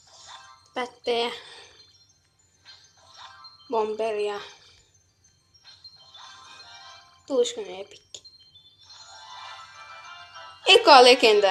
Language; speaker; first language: Finnish; native; Finnish